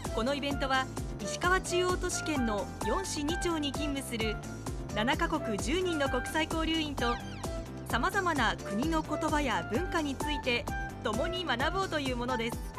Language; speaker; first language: Japanese; native; Japanese